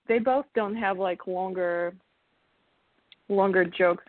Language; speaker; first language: English; non-native, fluent; Russian